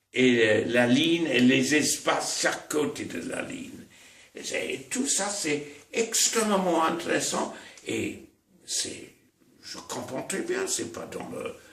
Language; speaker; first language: French; non-native, fluent; English